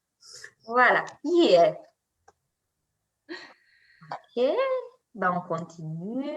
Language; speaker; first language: French; non-native, learner; Romanian